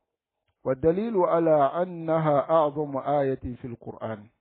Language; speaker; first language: Arabic; non-native, fluent; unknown